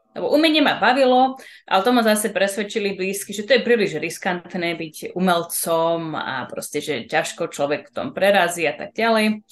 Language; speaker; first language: Slovak; early bilingual, heritage; Slovak